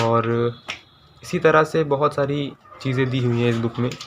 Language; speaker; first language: Hindi; native; Hindi